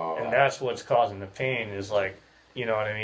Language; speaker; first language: English; native; English